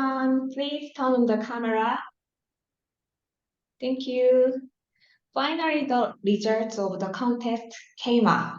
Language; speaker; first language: English; non-native, learner; Korean